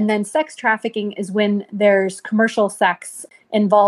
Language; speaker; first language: English; native; English